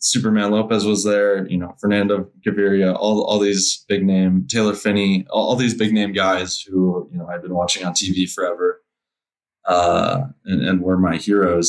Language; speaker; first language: English; native; English